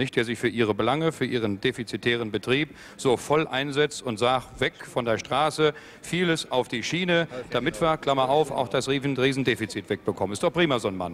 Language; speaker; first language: German; native; German